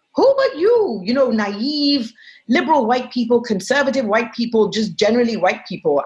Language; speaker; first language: English; non-native, fluent; Arabic